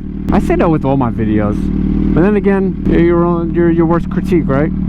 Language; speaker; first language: English; native; English